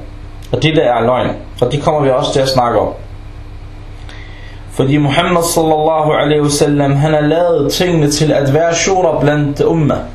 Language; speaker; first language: Danish; non-native, local second language; Arabic